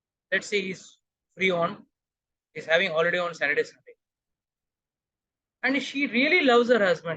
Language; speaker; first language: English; non-native, local second language; Hindi